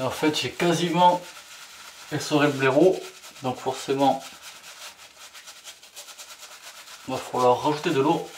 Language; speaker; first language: French; native; French